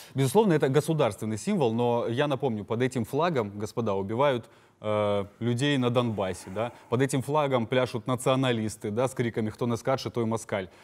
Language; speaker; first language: Russian; native; Russian